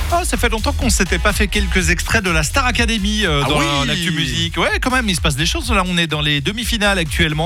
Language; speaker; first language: French; native; French